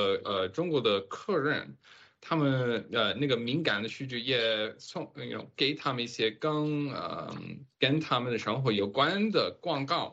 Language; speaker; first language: Chinese; non-native, fluent; English